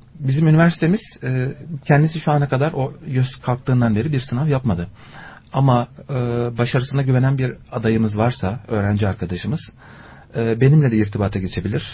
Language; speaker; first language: Turkish; native; Turkish